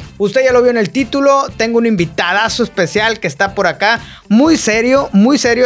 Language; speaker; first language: Spanish; native; Spanish